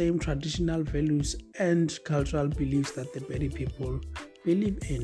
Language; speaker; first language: English; non-native, local second language; Northern Sotho